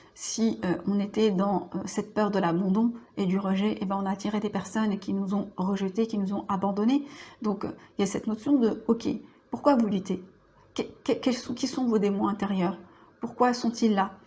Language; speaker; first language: French; native; French